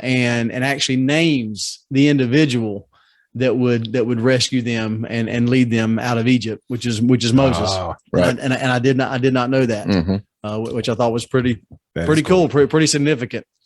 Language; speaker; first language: English; native; English